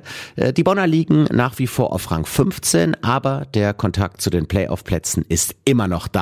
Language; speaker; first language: German; native; German